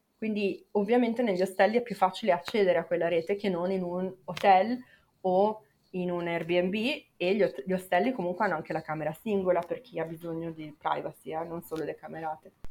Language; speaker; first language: Italian; native; Italian